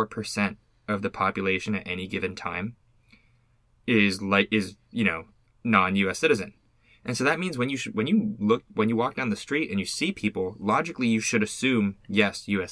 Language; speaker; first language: English; native; English